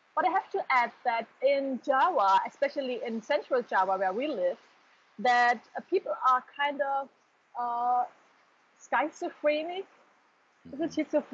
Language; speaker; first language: English; non-native, fluent; German